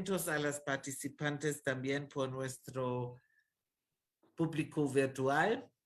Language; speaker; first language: Spanish; non-native, fluent; German